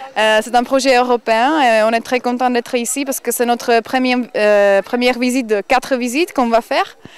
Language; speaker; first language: French; non-native, fluent; Czech